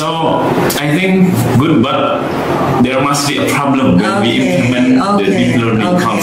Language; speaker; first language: English; non-native, learner; Indonesian